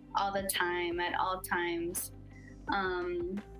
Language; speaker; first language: English; native; English